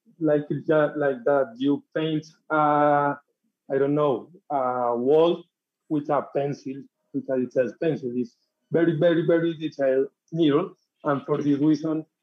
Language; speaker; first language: English; non-native, learner; Spanish